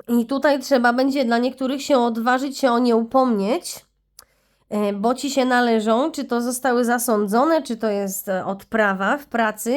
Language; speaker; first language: Polish; native; Polish